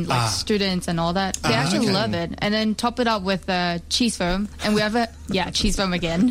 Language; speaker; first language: English; non-native, local second language; Chinese